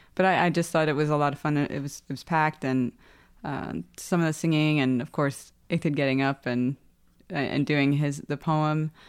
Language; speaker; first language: English; native; English